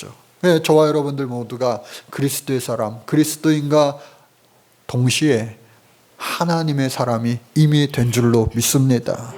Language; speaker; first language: Korean; native; Korean